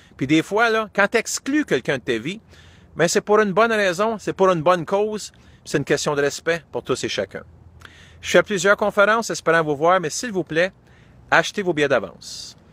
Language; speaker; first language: French; native; French